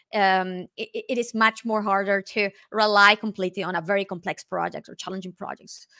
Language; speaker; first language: English; non-native, fluent; Spanish